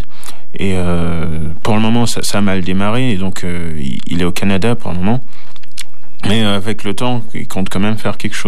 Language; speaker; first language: French; early bilingual, other home language; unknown